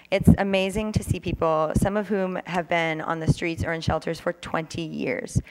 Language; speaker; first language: English; native; English